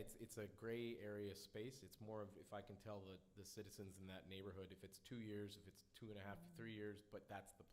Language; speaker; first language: English; native; English